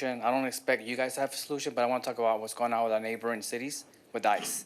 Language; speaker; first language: English; native; English